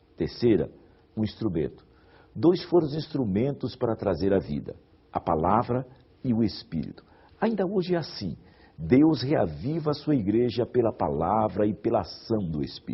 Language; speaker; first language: Portuguese; native; Portuguese